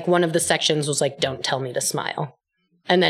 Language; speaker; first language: English; native; English